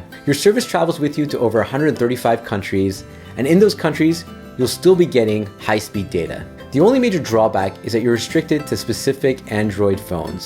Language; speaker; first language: English; native; English